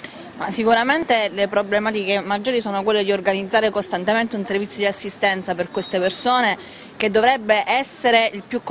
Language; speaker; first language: Italian; native; Italian